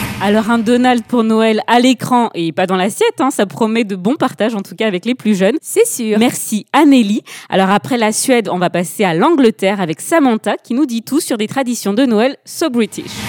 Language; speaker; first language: French; native; French